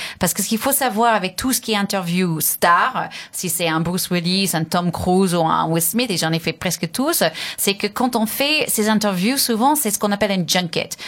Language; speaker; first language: French; non-native, fluent; English